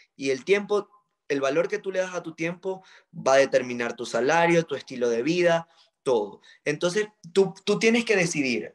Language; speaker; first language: Spanish; native; Spanish